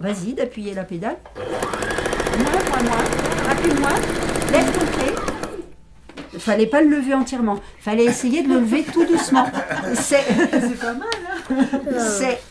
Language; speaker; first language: French; native; French